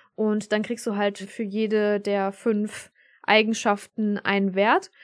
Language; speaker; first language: German; early bilingual, other home language; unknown